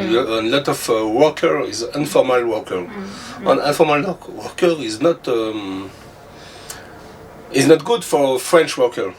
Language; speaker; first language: English; non-native, learner; French